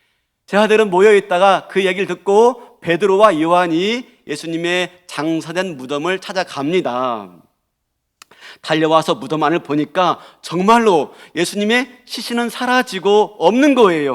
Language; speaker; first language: Korean; native; Korean